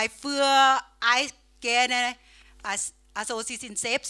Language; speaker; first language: German; non-native, learner; Thai